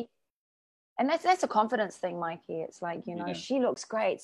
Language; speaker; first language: English; native; English